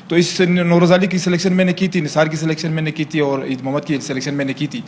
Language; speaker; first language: Urdu; native; Urdu